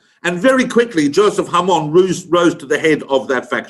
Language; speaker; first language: English; native; English